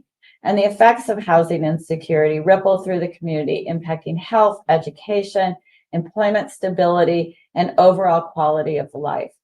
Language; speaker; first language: English; native; English